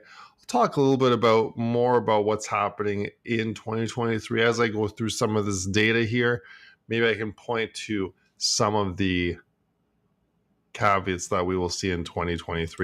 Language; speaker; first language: English; native; English